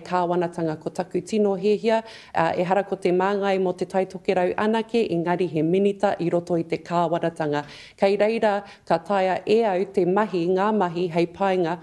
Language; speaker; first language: Māori; non-native, local second language; English